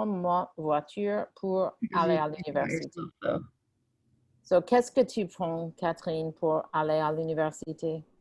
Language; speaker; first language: French; non-native, fluent; English